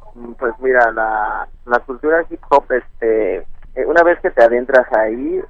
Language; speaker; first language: Spanish; non-native, local second language; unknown